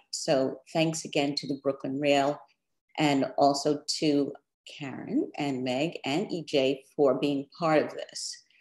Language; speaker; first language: English; native; English